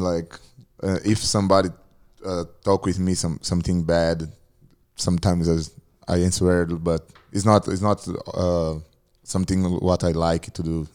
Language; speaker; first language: English; non-native, learner; Portuguese